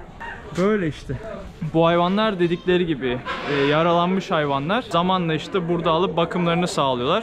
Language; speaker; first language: Turkish; native; Turkish